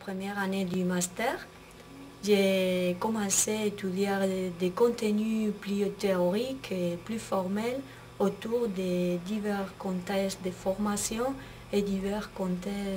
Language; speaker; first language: French; non-native, fluent; Spanish